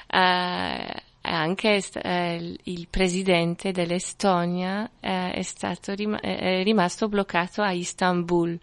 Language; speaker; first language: Italian; non-native, fluent; French